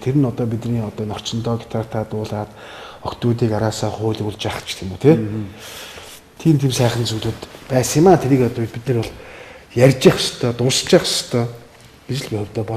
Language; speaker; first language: Mongolian; native; Mongolian